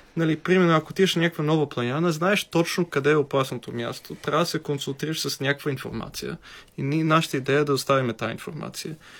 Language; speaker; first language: Bulgarian; non-native, fluent; English